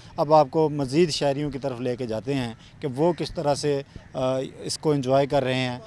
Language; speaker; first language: Urdu; non-native, local second language; Punjabi